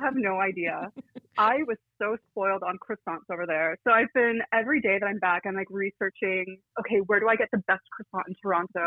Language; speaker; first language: English; native; English